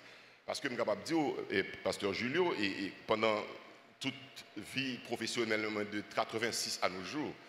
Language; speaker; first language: French; non-native, local second language; Haitian Creole